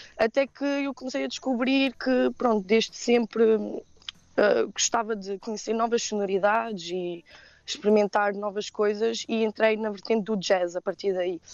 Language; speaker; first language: Portuguese; early bilingual, heritage; Portuguese